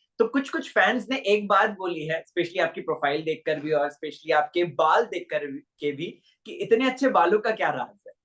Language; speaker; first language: Hindi; native; Hindi